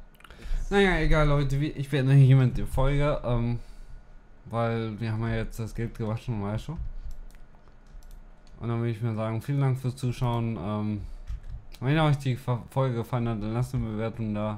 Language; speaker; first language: German; native; German